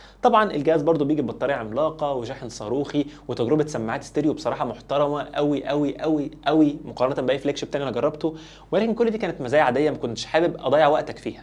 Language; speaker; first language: Arabic; native; Arabic